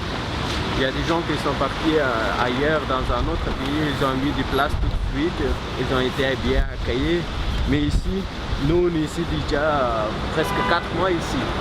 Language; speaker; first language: French; non-native, learner; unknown